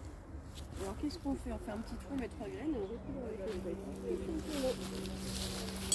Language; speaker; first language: French; native; French